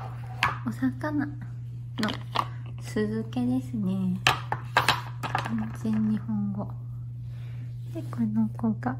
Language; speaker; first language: Japanese; native; Japanese